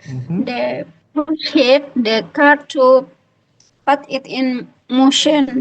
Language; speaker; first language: English; non-native, learner; Indonesian